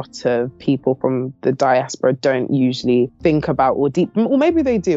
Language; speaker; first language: English; native; English